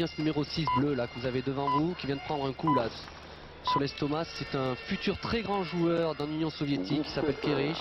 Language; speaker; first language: French; native; French